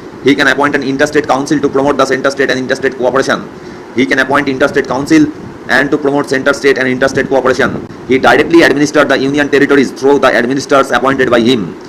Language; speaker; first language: English; non-native, local second language; Bangla